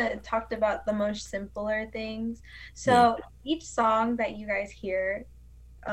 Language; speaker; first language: English; early bilingual, other home language; Spanish